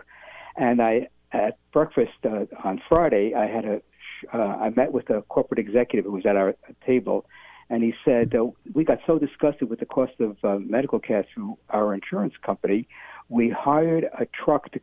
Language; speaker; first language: English; native; English